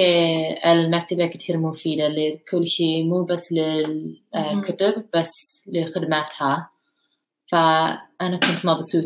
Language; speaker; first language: Arabic; non-native, learner; English